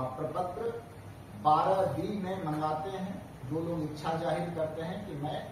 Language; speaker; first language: Hindi; native; Hindi